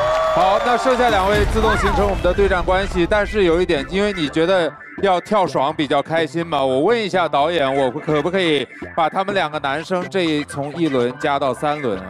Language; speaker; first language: Chinese; native; Chinese